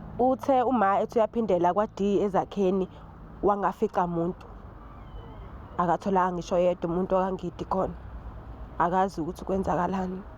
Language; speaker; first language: Zulu; native; Zulu